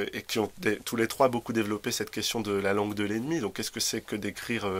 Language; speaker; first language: French; native; French